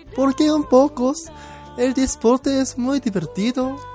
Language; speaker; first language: Spanish; non-native, learner; Korean